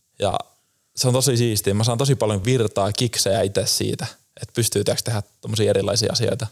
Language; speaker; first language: Finnish; native; Finnish